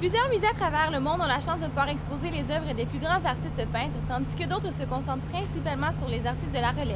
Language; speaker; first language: French; native; French